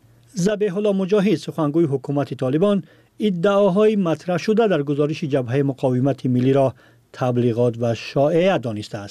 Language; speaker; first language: Persian; native; Persian